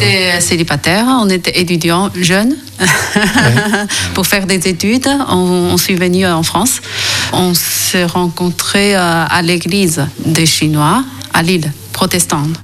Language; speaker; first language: French; non-native, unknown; Chinese